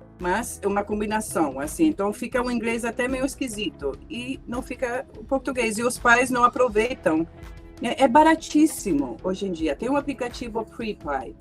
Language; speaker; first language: Portuguese; native; Portuguese